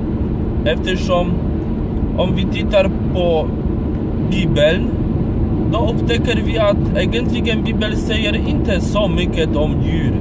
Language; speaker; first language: Swedish; non-native, fluent; Polish